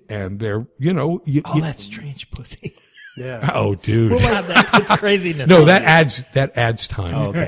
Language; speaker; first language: English; native; English